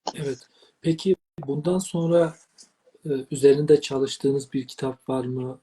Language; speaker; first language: Turkish; native; Turkish